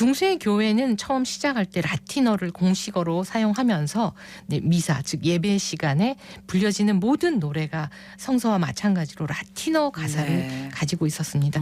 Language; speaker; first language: Korean; native; Korean